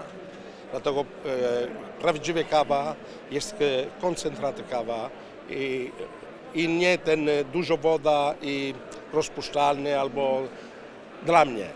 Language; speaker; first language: Polish; non-native, learner; Italian